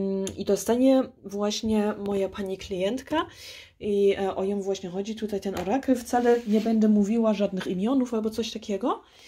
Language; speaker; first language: Polish; early bilingual, heritage; Polish